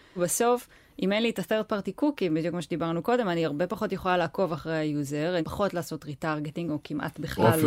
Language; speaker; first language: Hebrew; native; Hebrew